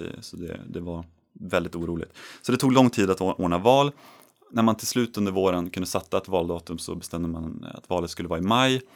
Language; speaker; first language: Swedish; native; Swedish